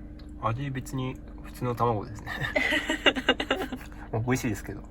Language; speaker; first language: Japanese; native; Japanese